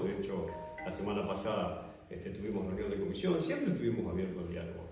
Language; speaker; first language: Spanish; native; Spanish